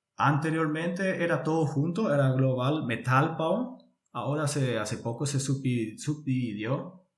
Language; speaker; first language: Spanish; native; Spanish